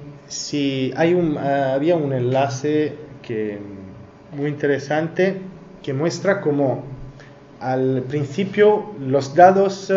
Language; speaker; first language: Spanish; non-native, learner; Italian